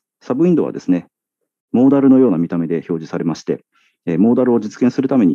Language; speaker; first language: Japanese; native; Japanese